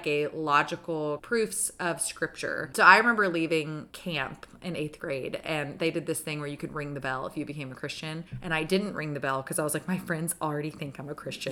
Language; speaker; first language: English; native; English